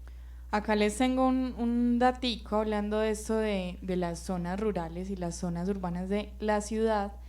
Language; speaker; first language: Spanish; native; Spanish